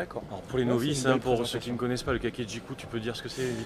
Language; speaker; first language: French; native; French